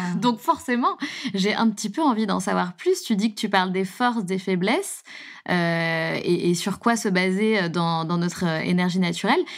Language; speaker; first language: French; native; French